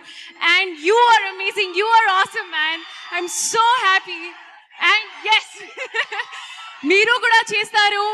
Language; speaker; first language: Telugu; non-native, learner; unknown